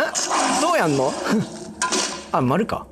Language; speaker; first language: Japanese; native; Japanese